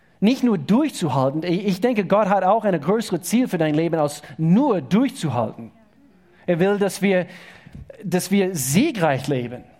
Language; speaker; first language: German; non-native, fluent; English